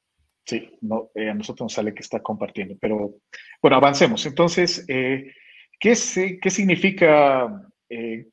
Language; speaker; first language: Spanish; native; Spanish